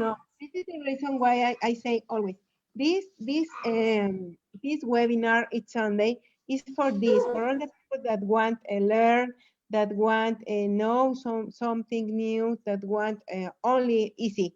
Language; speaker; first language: English; non-native, learner; Spanish